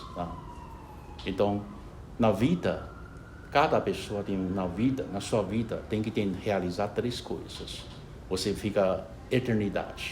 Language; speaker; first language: Portuguese; non-native, fluent; Chinese